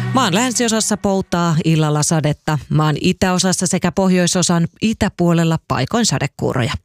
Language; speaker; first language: Finnish; native; Finnish